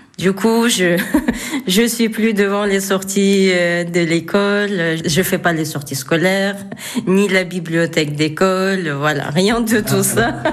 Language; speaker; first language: French; non-native, fluent; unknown